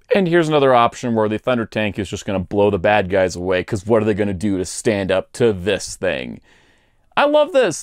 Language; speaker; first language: English; native; English